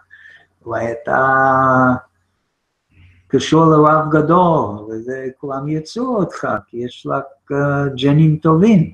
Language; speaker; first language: Hebrew; non-native, fluent; English